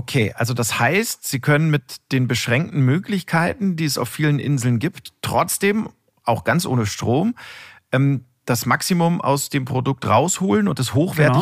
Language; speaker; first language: German; native; German